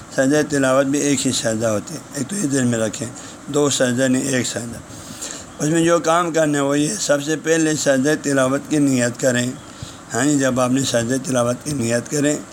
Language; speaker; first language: Urdu; non-native, local second language; Balti